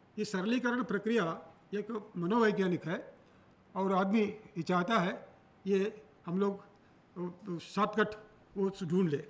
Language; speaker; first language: Hindi; non-native, local second language; Telugu